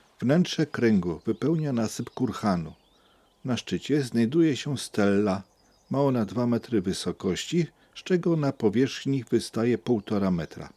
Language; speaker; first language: Polish; native; Polish